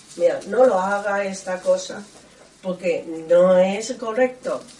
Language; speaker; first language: Spanish; non-native, learner; Chinese